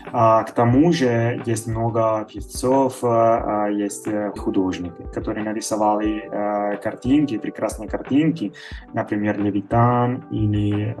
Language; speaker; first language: Russian; non-native, fluent; Italian